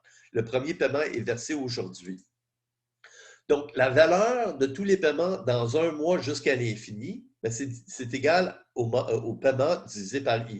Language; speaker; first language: French; native; French